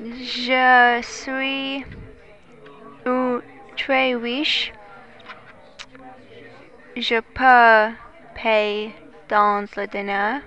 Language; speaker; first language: French; non-native, learner; English